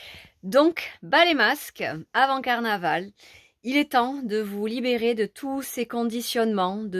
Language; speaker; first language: French; native; French